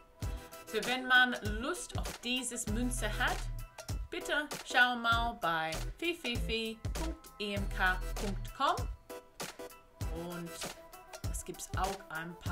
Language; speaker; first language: German; non-native, learner; English